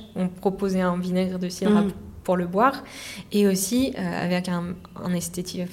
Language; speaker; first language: French; native; French